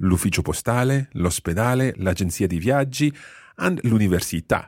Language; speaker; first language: Italian; non-native, fluent; English